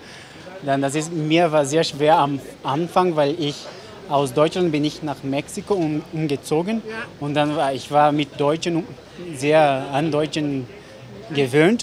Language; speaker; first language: German; non-native, fluent; Portuguese